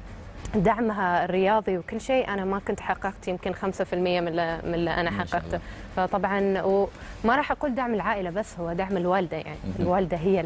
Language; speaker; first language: Arabic; native; Arabic